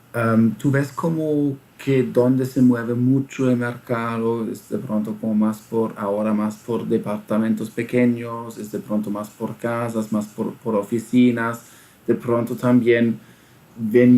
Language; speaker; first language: Spanish; non-native, fluent; German